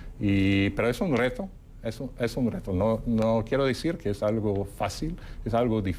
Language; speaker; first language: Spanish; non-native, fluent; English